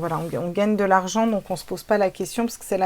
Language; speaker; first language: French; native; French